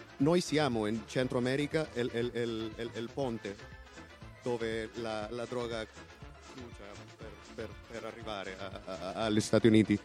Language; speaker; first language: Italian; non-native, learner; Spanish